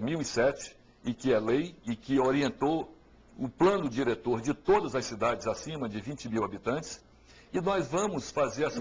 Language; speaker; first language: Portuguese; native; Portuguese